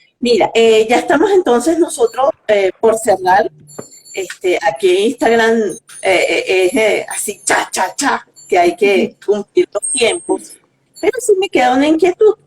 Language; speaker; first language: Spanish; native; Spanish